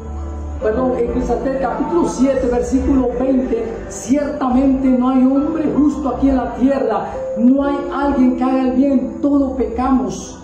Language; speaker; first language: Spanish; native; Spanish